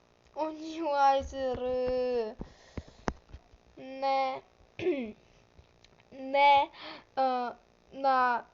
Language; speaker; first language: Ukrainian; non-native, learner; Russian